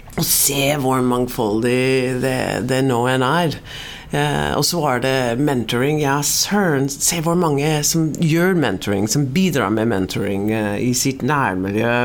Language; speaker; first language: Norwegian; non-native, fluent; English